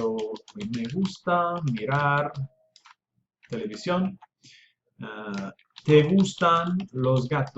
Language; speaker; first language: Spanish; non-native, fluent; English